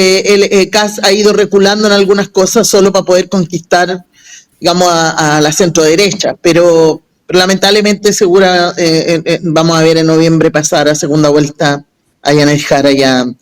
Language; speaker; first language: Spanish; native; Spanish